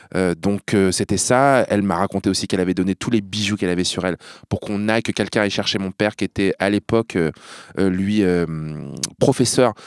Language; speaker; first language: French; native; French